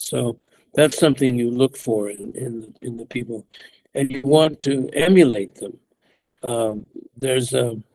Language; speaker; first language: English; native; English